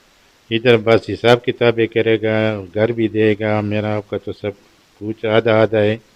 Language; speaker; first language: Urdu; non-native, local second language; Pashto